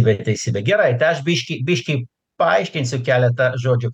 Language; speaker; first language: Lithuanian; non-native, local second language; Russian